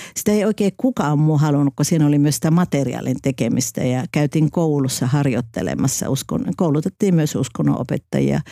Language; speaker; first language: Finnish; native; Finnish